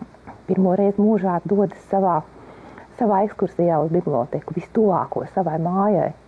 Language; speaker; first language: Latvian; native; Latvian